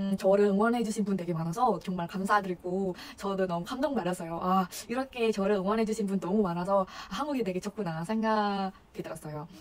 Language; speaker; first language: Korean; non-native, fluent; Indonesian